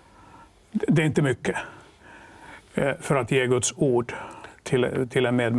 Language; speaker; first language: Swedish; non-native, local second language; Finnish